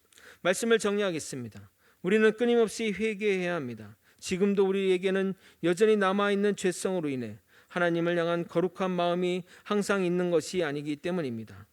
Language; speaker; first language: Korean; native; Korean